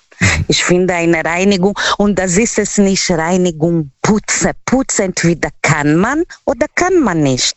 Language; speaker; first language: German; non-native, learner; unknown